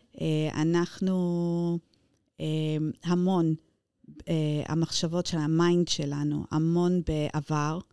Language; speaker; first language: Hebrew; non-native, fluent; English